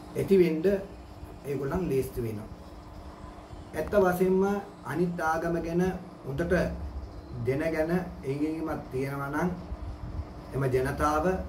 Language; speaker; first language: Sinhala; non-native, local second language; Tamil